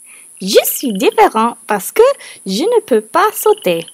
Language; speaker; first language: French; non-native, learner; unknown